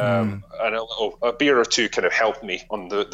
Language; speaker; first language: English; native; English